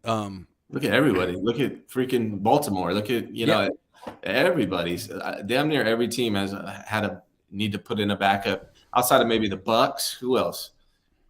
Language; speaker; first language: English; native; English